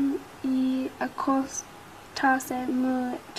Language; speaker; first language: Spanish; non-native, learner; English